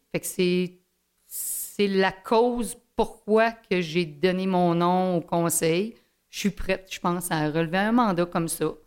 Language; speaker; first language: French; native; French